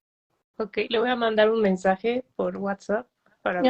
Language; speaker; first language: Spanish; native; Spanish